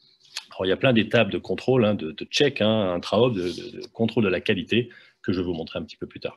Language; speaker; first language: French; native; French